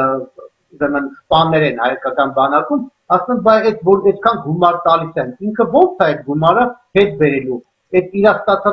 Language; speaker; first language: Armenian; native; Armenian